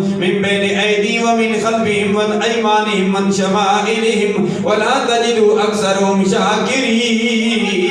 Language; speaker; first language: Urdu; non-native, local second language; Punjabi